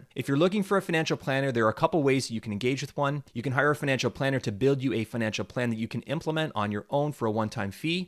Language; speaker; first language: English; native; English